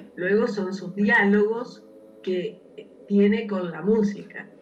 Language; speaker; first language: Spanish; native; Spanish